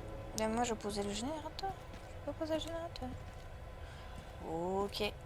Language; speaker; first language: French; native; French